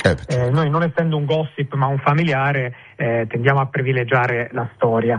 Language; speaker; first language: Italian; native; Italian